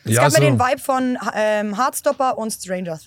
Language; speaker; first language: German; native; German